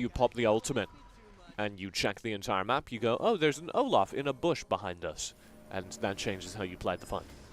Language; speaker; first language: English; native; English